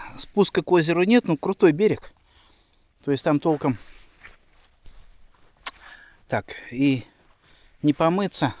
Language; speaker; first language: Russian; native; Russian